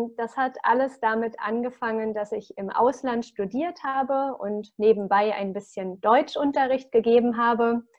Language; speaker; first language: German; native; German